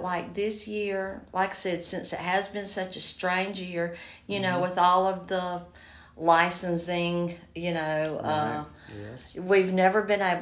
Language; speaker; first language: English; native; English